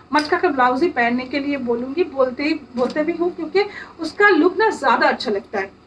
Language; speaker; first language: Hindi; non-native, local second language; Bangla